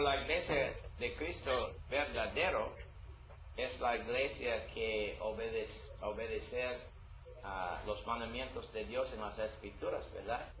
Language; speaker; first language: Spanish; non-native, learner; English